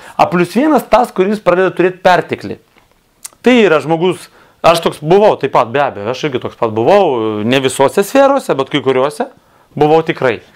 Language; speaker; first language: Lithuanian; non-native, local second language; Russian